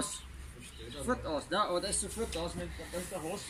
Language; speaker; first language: German; native; German